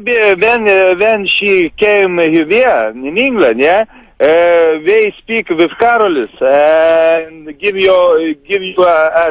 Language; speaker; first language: English; non-native, learner; Lithuanian